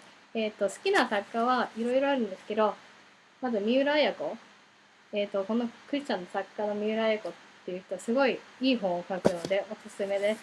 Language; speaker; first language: Japanese; early bilingual, heritage; Japanese